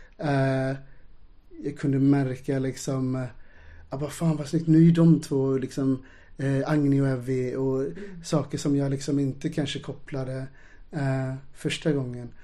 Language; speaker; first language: Swedish; native; Swedish